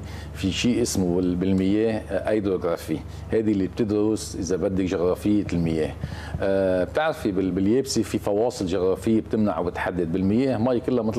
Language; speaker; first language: Arabic; native; Arabic